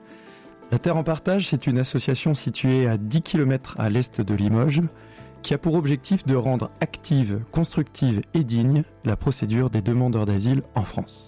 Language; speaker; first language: French; native; French